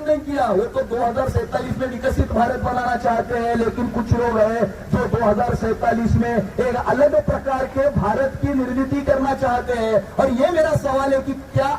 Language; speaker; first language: Hindi; non-native, local second language; Marathi